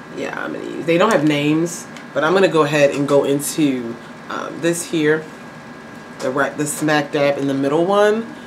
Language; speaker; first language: English; native; English